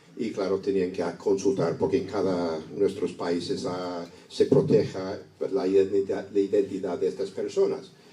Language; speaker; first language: Spanish; non-native, fluent; English